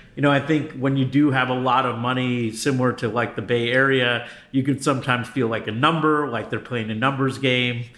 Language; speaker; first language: English; native; English